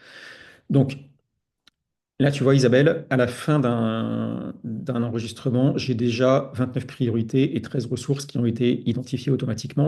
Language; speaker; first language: French; native; French